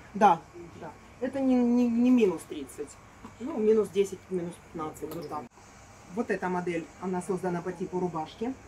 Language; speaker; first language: Russian; native; Russian